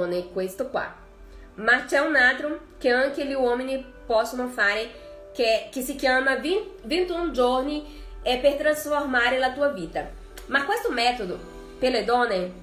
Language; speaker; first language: Italian; non-native, fluent; Portuguese